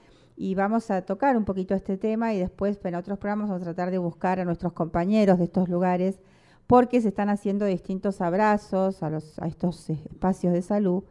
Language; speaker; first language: Spanish; native; Spanish